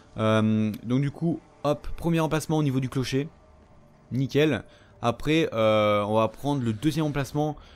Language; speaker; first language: French; native; French